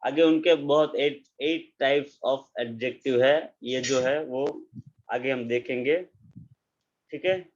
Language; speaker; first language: Hindi; non-native, local second language; Gujarati